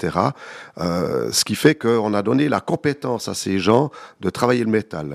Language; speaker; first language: French; native; French